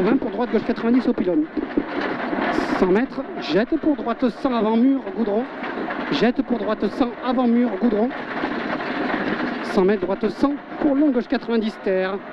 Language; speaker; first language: French; native; French